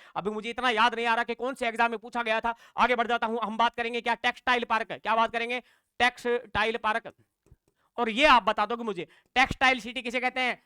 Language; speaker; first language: Hindi; native; Hindi